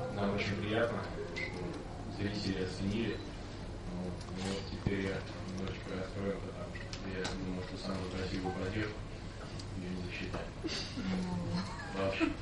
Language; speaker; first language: Russian; native; Russian